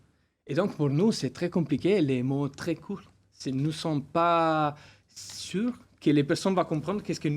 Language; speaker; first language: French; non-native, learner; Italian